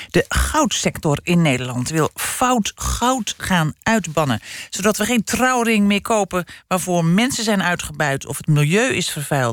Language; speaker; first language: Dutch; native; Dutch